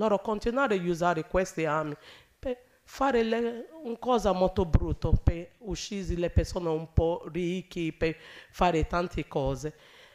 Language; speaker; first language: Italian; non-native, learner; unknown